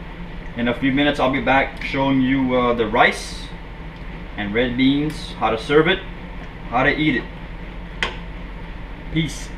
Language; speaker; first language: English; native; English